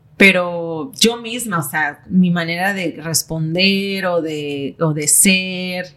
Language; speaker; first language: Spanish; native; Spanish